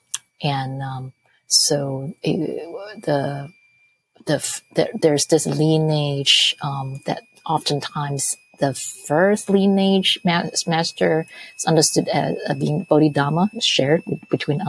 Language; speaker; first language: English; non-native, local second language; Cantonese